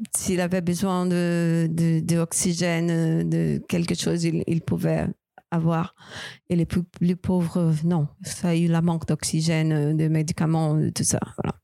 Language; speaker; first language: French; non-native, fluent; Portuguese